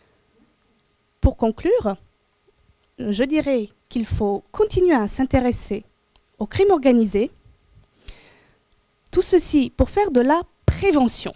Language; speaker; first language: French; non-native, fluent; Romanian